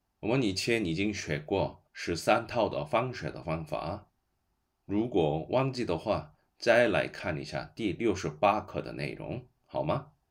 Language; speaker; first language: Chinese; non-native, fluent; Korean